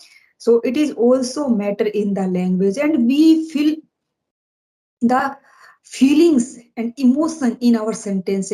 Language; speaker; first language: English; non-native, learner; Hindi